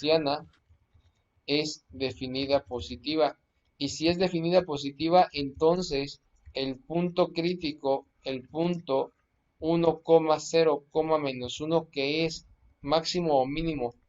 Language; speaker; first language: Spanish; native; Spanish